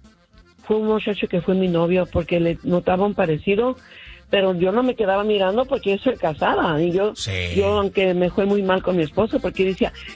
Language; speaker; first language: Spanish; early bilingual, heritage; Spanish